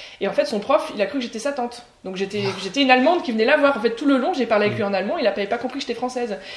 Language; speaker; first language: French; native; French